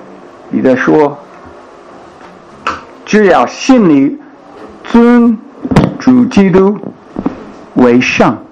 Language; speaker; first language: Chinese; non-native, fluent; English